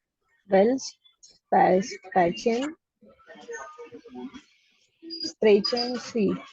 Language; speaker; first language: German; non-native, learner; Marathi